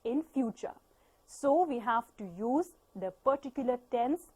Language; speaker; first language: English; non-native, local second language; Punjabi